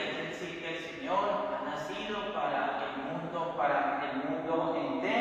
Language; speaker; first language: Spanish; native; Spanish